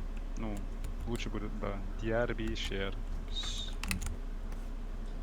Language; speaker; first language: Russian; non-native, learner; English